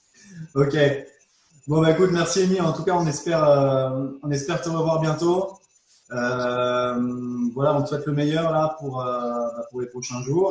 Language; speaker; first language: French; native; French